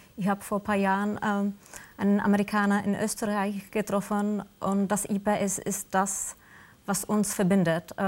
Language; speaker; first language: German; non-native, fluent; Czech